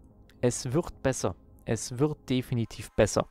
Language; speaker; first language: German; native; German